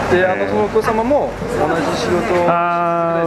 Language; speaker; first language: Japanese; non-native, learner; French